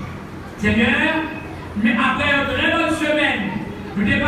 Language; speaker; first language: French; non-native, local second language; Haitian Creole